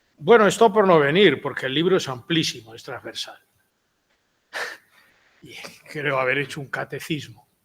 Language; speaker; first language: Spanish; native; Spanish